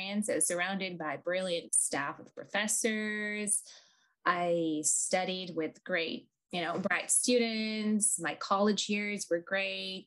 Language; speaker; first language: English; non-native, fluent; Ukrainian